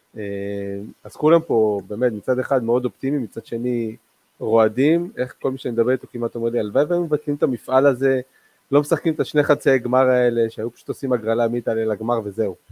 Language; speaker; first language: Hebrew; non-native, local second language; Arabic